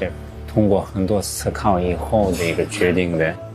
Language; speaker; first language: Chinese; non-native, fluent; English